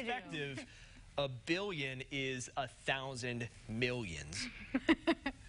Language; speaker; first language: English; native; English